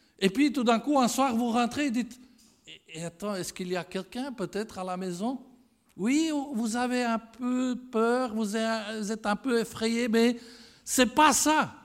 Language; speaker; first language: French; non-native, fluent; Italian